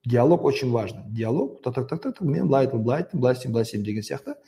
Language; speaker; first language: Russian; non-native, local second language; Kazakh